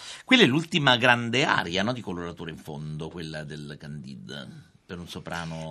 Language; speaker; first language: Italian; native; Italian